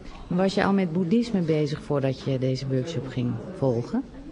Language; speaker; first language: Dutch; native; Dutch